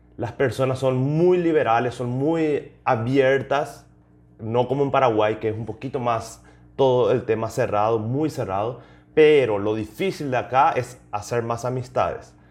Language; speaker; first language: Spanish; native; Spanish